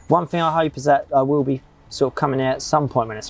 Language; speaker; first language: English; native; English